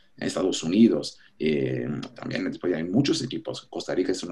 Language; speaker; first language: Spanish; non-native, fluent; French